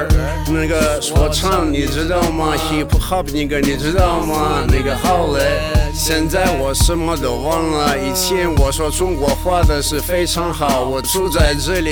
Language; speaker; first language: Chinese; non-native, learner; Russian